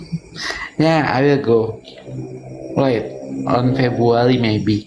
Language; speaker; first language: English; non-native, learner; Indonesian